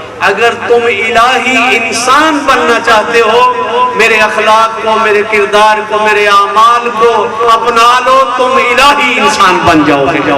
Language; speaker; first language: Urdu; non-native, local second language; Punjabi